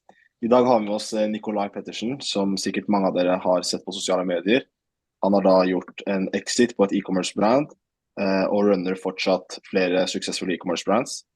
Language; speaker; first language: Norwegian; native; Norwegian